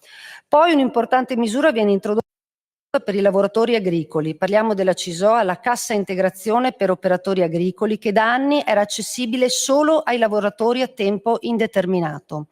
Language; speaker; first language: Italian; native; Italian